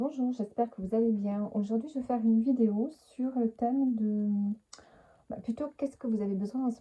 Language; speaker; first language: French; native; French